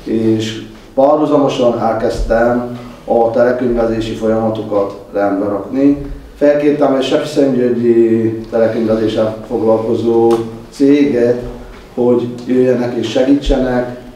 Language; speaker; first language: Hungarian; native; Hungarian